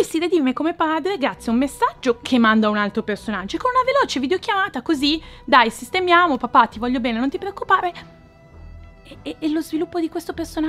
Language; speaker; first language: Italian; native; Italian